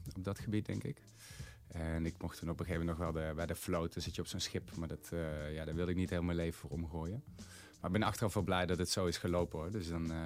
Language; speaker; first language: Dutch; native; Dutch